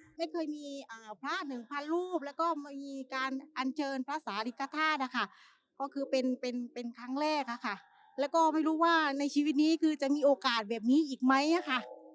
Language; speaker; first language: Thai; native; Thai